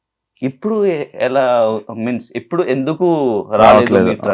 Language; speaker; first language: Telugu; non-native, learner; Hindi